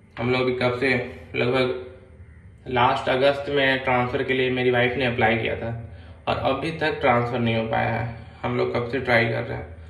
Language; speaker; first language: Hindi; native; Hindi